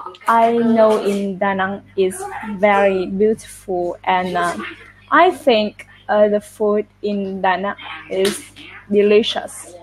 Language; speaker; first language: English; non-native, learner; Vietnamese